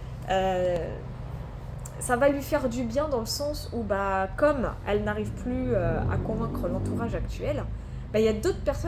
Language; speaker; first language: French; native; French